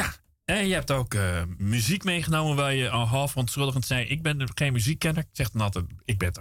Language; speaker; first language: Dutch; native; Dutch